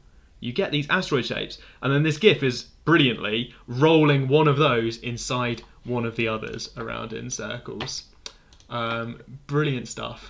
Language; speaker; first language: English; native; English